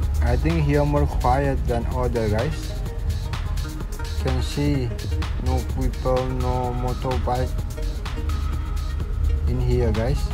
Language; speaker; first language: English; non-native, learner; Indonesian